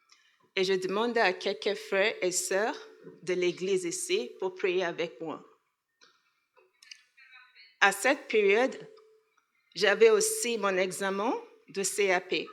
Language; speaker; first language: French; non-native, learner; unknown